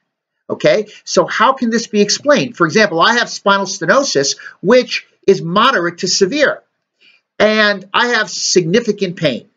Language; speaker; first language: English; native; English